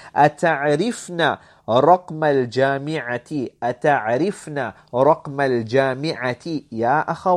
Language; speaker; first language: Arabic; non-native, fluent; English